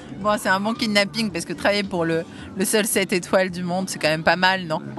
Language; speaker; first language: French; native; French